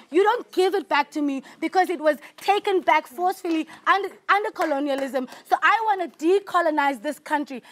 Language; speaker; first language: English; non-native, local second language; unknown